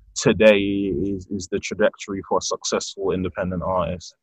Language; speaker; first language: English; native; English